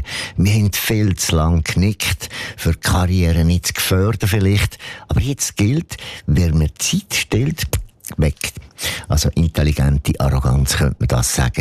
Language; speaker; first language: German; native; German